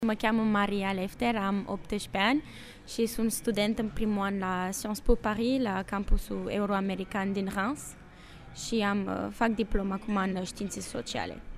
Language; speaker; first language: Romanian; early bilingual, heritage; Romanian